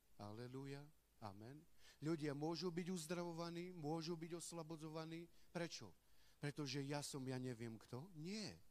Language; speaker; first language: Slovak; non-native, local second language; Romany